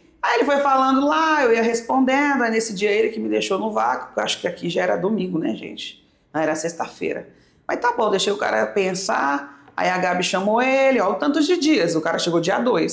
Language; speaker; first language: Portuguese; native; Portuguese